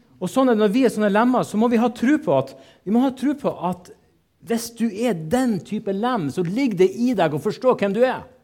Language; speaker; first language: Norwegian; native; Norwegian